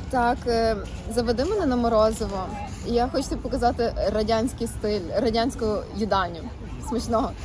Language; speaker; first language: Ukrainian; native; Ukrainian